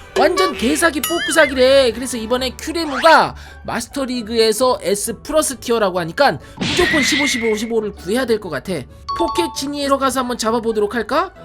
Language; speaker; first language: Korean; native; Korean